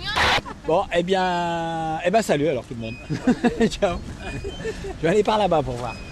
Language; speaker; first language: French; native; French